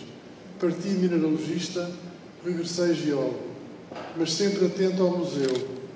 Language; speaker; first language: Portuguese; native; Portuguese